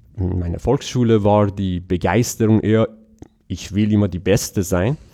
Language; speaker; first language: German; non-native, fluent; Persian